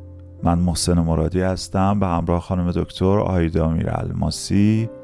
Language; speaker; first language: Persian; native; Persian